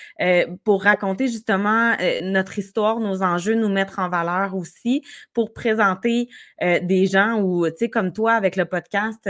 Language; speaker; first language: French; native; French